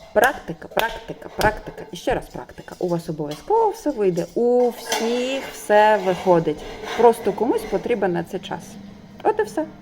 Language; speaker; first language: Ukrainian; non-native, local second language; Russian